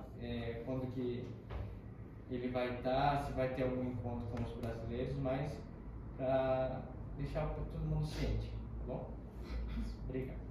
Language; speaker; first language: Portuguese; native; Portuguese